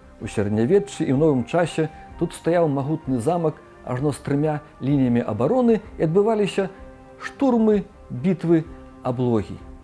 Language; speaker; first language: Belarusian; native; Belarusian